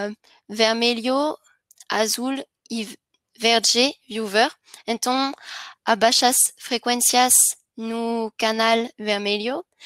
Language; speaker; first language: Spanish; non-native, learner; French